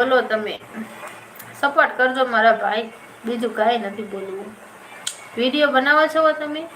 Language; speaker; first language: Gujarati; native; Gujarati